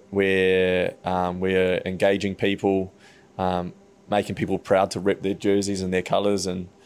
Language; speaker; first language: English; native; English